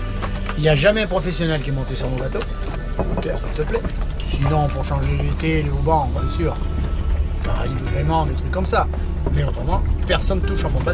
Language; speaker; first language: French; native; French